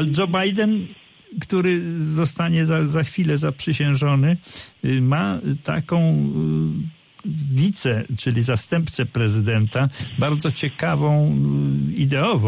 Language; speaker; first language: Polish; native; Polish